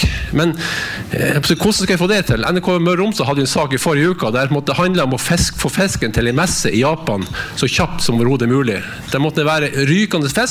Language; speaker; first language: Norwegian; native; Norwegian